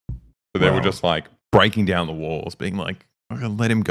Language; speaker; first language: English; native; English